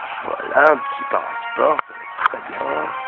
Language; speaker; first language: French; native; French